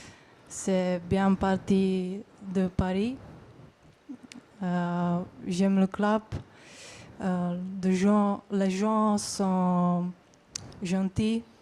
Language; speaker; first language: French; non-native, learner; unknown